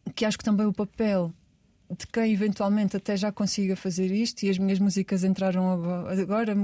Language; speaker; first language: Portuguese; native; Portuguese